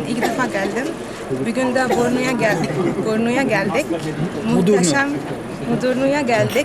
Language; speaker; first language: Turkish; non-native, fluent; Arabic